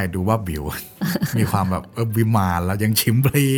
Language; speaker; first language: Thai; native; Thai